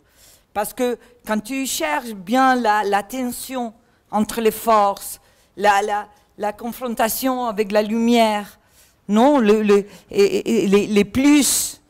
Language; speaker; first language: French; non-native, learner; Catalan